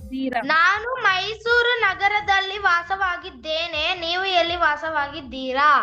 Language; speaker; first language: Kannada; non-native, learner; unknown